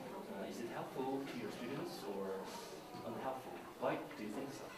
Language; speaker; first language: English; non-native, learner; Korean